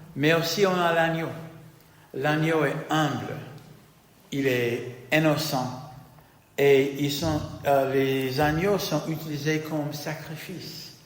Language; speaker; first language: French; non-native, fluent; English